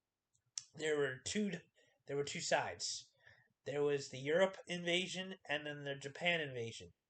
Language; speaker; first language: English; native; English